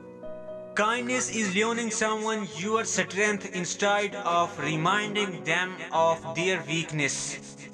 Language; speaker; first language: English; non-native, local second language; Urdu